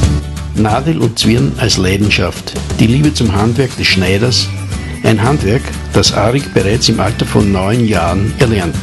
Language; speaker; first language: German; native; German